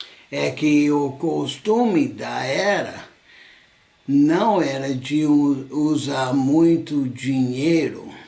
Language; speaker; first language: Portuguese; non-native, fluent; English